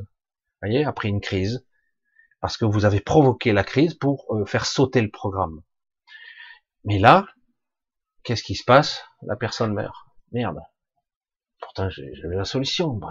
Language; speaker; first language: French; native; French